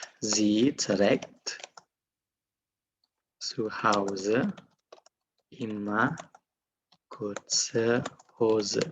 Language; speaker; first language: German; non-native, fluent; Indonesian